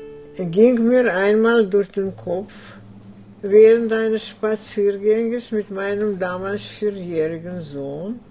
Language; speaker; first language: German; non-native, fluent; Russian